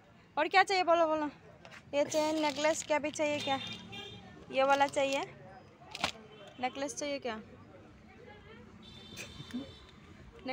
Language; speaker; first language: Hindi; non-native, fluent; Bangla